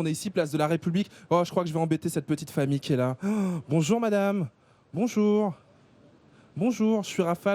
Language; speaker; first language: French; native; French